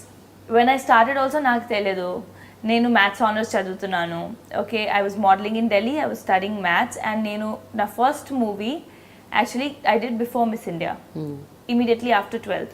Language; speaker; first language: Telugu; non-native, local second language; Hindi